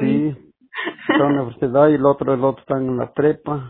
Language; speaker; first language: Spanish; native; Spanish